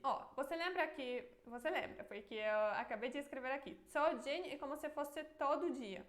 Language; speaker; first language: Portuguese; non-native, fluent; Polish